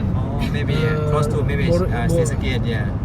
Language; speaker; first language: English; non-native, learner; Thai